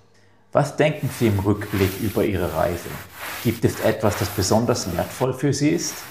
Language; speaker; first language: German; native; German